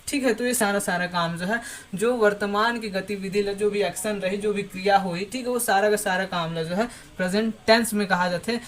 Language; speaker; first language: Hindi; native; Hindi